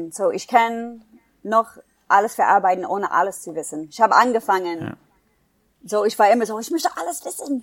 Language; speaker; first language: German; non-native, fluent; English